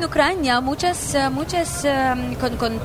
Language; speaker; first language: Spanish; non-native, learner; Ukrainian